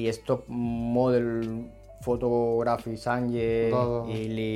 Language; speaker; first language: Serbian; non-native, learner; Spanish